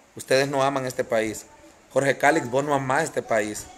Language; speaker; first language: Spanish; native; Spanish